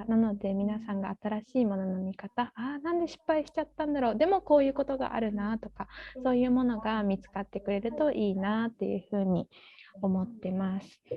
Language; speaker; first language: Japanese; native; Japanese